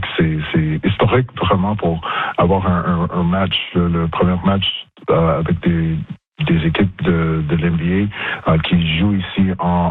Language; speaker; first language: French; non-native, local second language; English